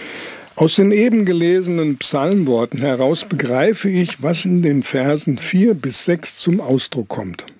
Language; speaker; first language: German; native; German